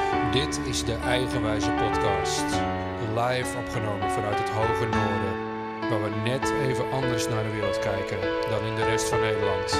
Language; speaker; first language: Dutch; native; Dutch